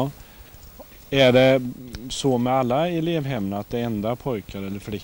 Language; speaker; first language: Swedish; native; Swedish